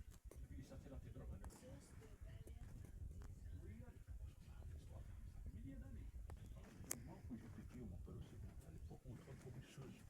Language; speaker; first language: French; non-native, local second language; Arabic